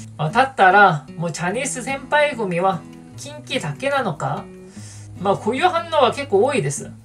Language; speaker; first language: Japanese; non-native, fluent; Korean